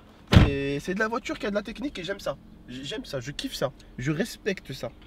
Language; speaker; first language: French; native; French